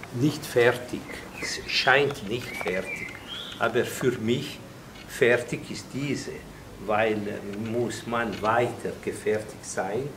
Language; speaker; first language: German; non-native, local second language; Italian